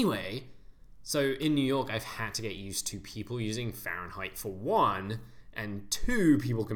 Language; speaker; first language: English; native; English